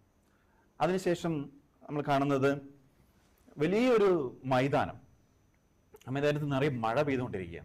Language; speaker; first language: Malayalam; native; Malayalam